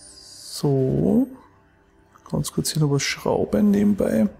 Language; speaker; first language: German; native; German